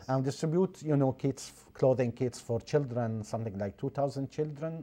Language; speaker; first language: English; non-native, fluent; Arabic